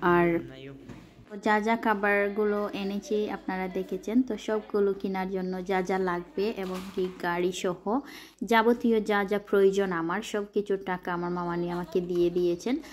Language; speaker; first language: Bangla; non-native, local second language; Sylheti